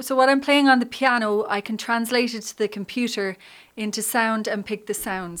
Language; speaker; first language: English; native; English